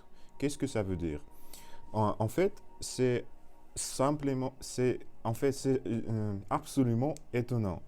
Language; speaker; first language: French; non-native, learner; Russian